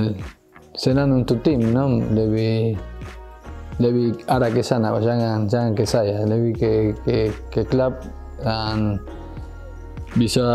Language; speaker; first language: Indonesian; non-native, fluent; Spanish